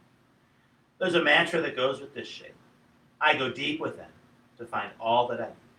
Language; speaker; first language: English; native; English